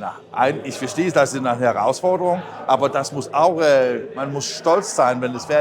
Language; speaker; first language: German; non-native, learner; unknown